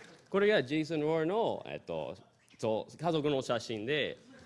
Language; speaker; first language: Japanese; non-native, fluent; English